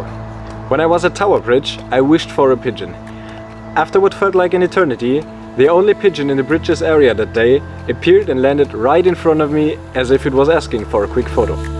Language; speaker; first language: English; non-native, fluent; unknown